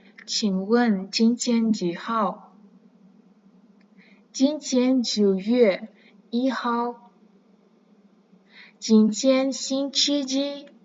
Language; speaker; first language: Chinese; non-native, fluent; Kazakh